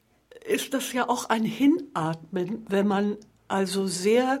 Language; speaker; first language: German; native; German